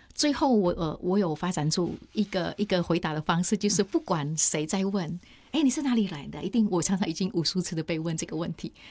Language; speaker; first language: Chinese; early bilingual, heritage; Chinese